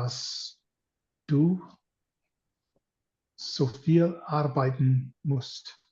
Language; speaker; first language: German; non-native, learner; English